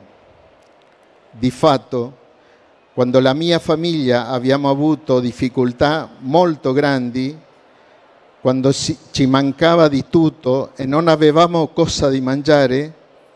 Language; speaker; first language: Italian; non-native, learner; Spanish